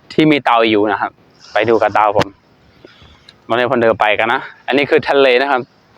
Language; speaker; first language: Thai; non-native, fluent; Burmese